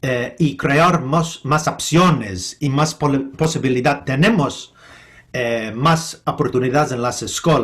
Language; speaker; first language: Spanish; non-native, fluent; English